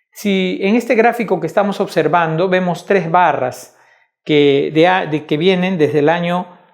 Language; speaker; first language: Spanish; native; Spanish